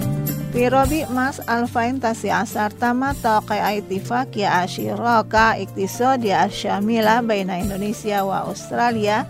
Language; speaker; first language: Arabic; non-native, learner; Indonesian